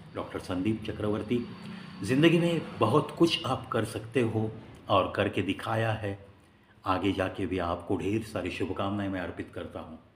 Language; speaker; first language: Hindi; non-native, local second language; Marathi